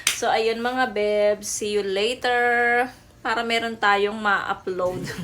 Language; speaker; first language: Filipino; native; Filipino